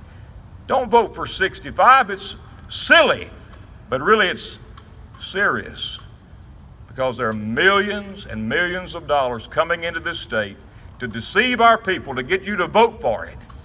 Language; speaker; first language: English; native; English